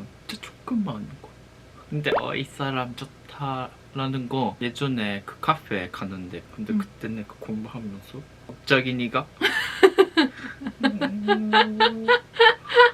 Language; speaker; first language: Korean; non-native, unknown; Japanese